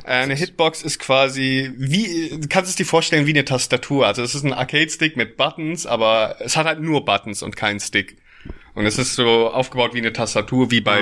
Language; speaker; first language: German; native; German